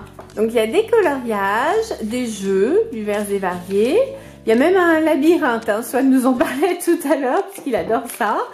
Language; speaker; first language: French; native; French